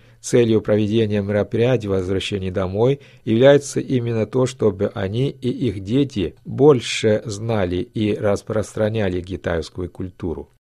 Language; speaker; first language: Russian; non-native, fluent; Chinese